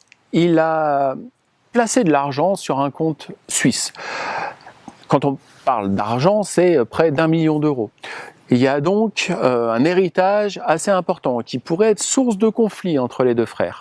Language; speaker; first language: French; native; French